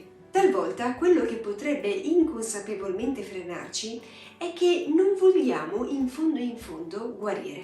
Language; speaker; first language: Italian; native; Italian